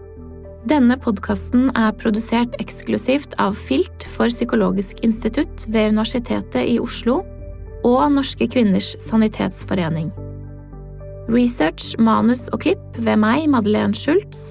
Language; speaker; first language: Norwegian; native; Norwegian